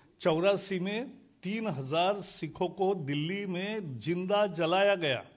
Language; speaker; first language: Hindi; non-native, local second language; Marathi